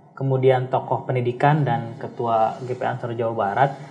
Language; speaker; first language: Indonesian; native; Indonesian